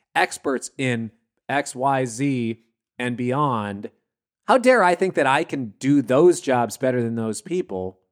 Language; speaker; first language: English; native; English